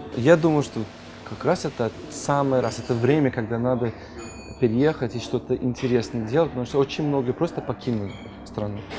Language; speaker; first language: Russian; non-native, fluent; English